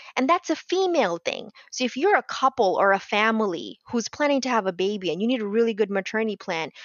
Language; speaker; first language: English; non-native, local second language; Bangla